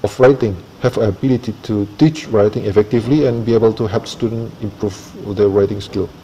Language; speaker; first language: English; non-native, fluent; Indonesian